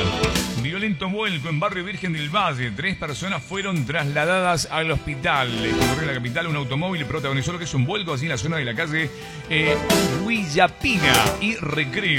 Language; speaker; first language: Spanish; native; Spanish